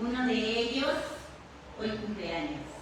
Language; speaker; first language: Spanish; native; Spanish